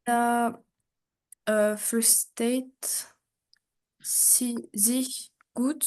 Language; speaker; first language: German; non-native, learner; French